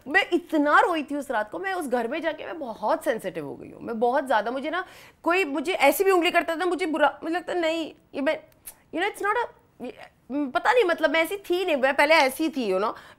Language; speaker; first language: Hindi; native; Hindi